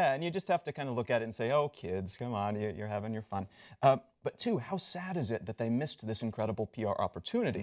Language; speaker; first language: English; native; English